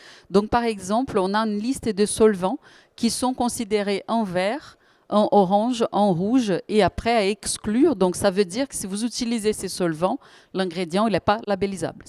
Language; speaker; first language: French; native; French